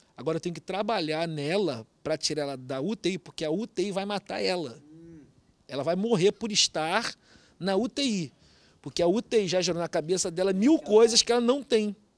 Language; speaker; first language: Portuguese; native; Portuguese